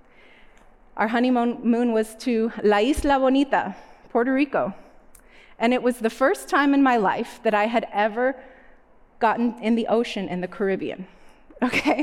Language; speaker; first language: English; native; English